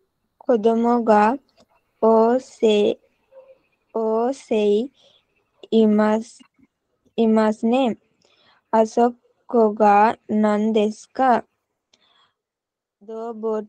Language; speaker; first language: Japanese; non-native, learner; Sinhala